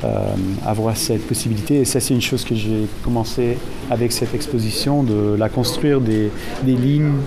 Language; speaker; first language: French; non-native, fluent; German